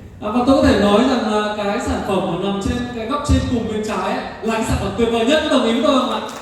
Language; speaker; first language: Vietnamese; native; Vietnamese